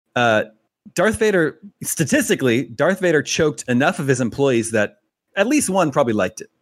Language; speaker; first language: English; native; English